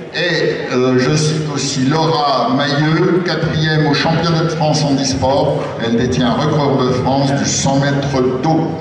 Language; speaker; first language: French; native; French